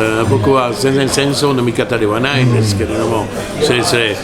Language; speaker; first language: Japanese; non-native, learner; French